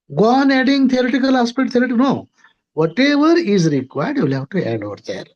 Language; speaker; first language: English; non-native, local second language; Marathi